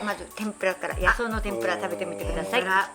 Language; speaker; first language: Japanese; native; Japanese